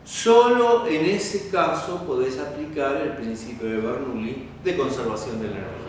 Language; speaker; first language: Spanish; native; Spanish